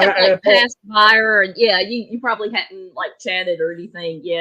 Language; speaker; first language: English; native; English